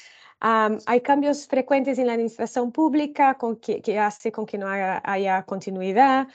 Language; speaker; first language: Spanish; non-native, fluent; Portuguese